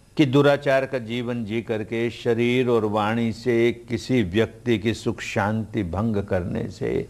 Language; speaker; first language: Hindi; early bilingual, heritage; Hindi